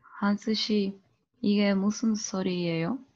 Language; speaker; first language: Korean; non-native, learner; Spanish